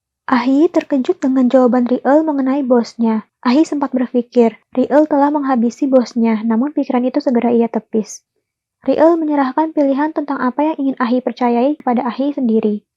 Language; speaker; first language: Indonesian; native; Indonesian